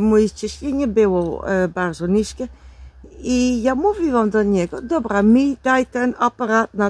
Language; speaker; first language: Polish; non-native, learner; Dutch